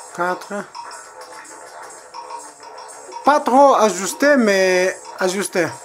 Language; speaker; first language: French; non-native, learner; Spanish